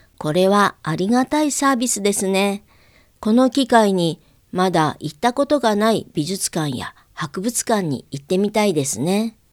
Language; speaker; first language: Japanese; native; Japanese